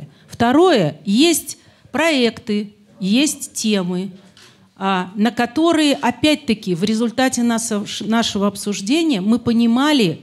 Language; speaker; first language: Russian; native; Russian